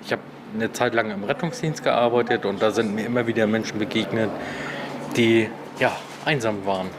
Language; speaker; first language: German; native; German